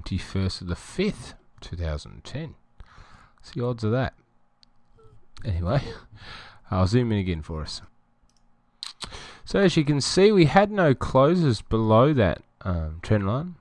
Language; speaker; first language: English; native; English